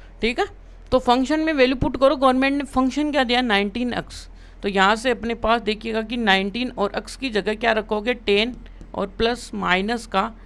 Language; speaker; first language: Hindi; native; Hindi